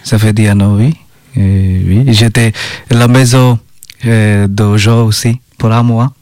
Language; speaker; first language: French; non-native, learner; Bangla